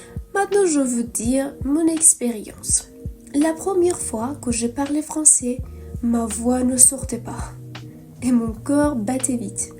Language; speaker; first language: French; non-native, fluent; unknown